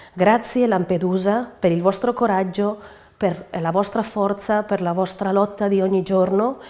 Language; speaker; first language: Italian; non-native, fluent; Catalan